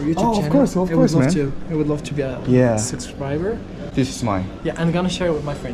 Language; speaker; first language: English; non-native, fluent; Arabic